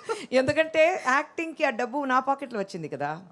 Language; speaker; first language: Telugu; non-native, local second language; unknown